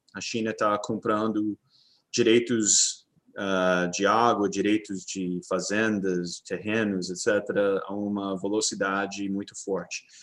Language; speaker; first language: Portuguese; non-native, fluent; English